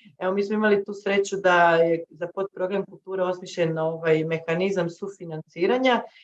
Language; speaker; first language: Croatian; native; Croatian